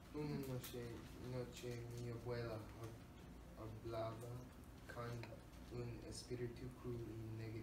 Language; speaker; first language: Spanish; non-native, learner; English